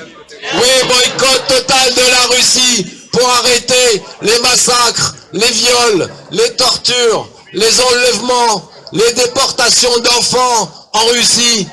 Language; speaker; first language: French; non-native, fluent; Ukrainian